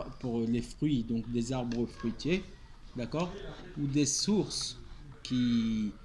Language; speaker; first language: French; native; French